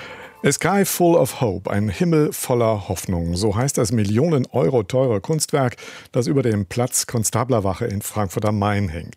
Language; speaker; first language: German; native; German